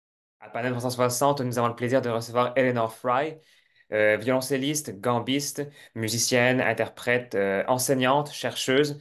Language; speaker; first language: French; native; French